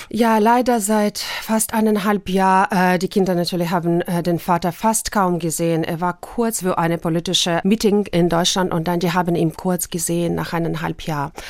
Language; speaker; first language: German; non-native, fluent; Russian